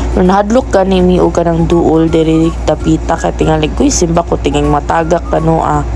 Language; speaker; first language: Filipino; non-native, local second language; Cebuano